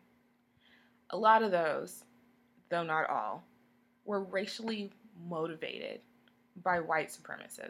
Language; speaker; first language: English; native; English